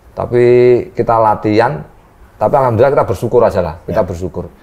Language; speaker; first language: Indonesian; native; Indonesian